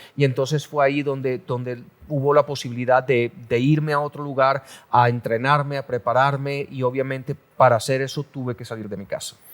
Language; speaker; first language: Spanish; native; Spanish